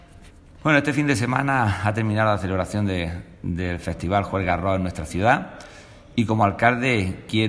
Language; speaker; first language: Spanish; native; Spanish